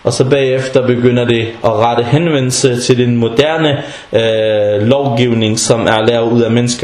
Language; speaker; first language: Danish; early bilingual, other home language; Arabic